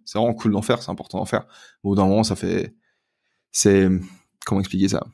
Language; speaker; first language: French; native; French